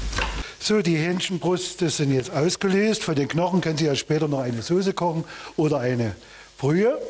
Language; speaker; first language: German; native; German